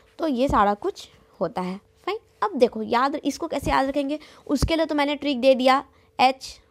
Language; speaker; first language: Hindi; native; Hindi